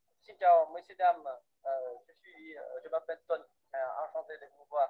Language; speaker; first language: French; non-native, fluent; Vietnamese